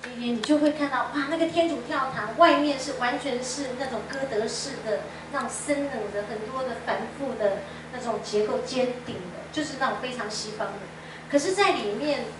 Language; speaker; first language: Chinese; native; Chinese